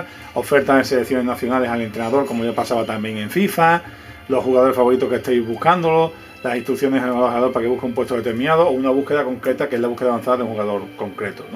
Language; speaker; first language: Spanish; native; Spanish